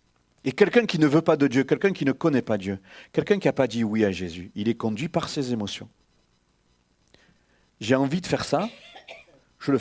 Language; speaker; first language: French; native; French